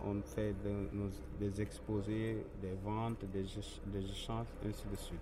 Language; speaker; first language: French; non-native, local second language; Wolof